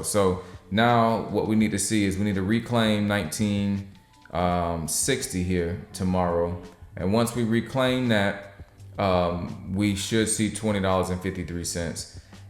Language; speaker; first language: English; native; English